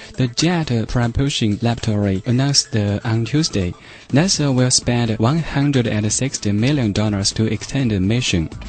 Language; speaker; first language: English; non-native, fluent; Chinese